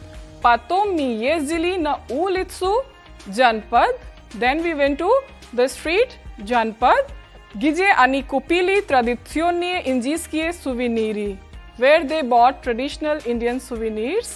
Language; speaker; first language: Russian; non-native, fluent; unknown